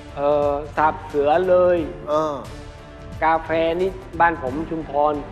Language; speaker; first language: Thai; native; Thai